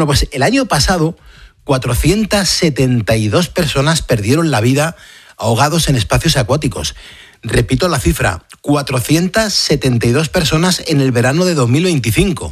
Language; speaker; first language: Spanish; native; Spanish